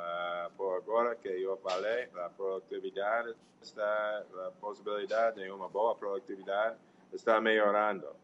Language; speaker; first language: Spanish; non-native, fluent; English